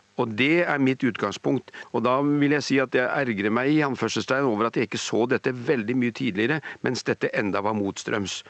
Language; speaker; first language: Norwegian; native; Norwegian